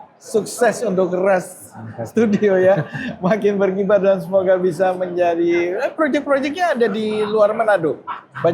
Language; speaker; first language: Indonesian; native; Indonesian